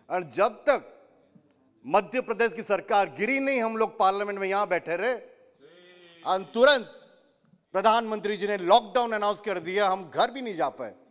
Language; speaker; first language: Hindi; non-native, local second language; Odia